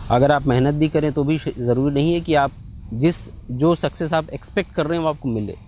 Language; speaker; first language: Hindi; native; Hindi